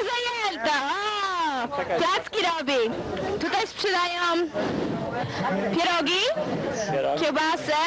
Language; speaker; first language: Polish; early bilingual, heritage; Polish